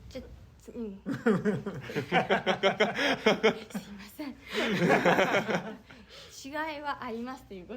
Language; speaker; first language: Japanese; non-native, fluent; French